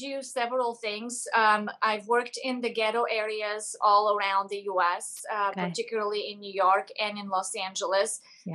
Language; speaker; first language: English; non-native, fluent; Bulgarian